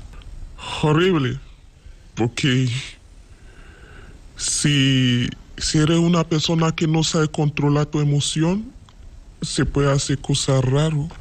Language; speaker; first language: Spanish; non-native, learner; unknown